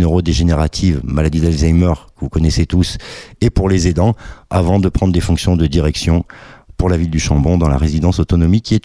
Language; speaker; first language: French; native; French